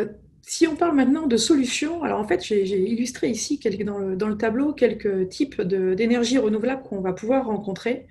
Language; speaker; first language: French; native; French